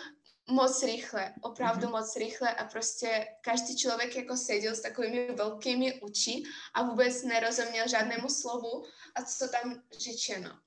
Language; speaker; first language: Czech; non-native, fluent; Russian